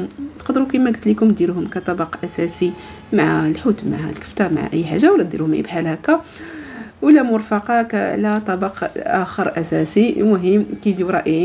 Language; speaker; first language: Arabic; native; Arabic